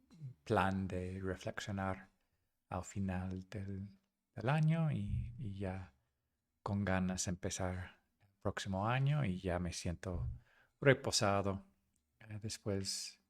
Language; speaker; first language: Spanish; non-native, fluent; English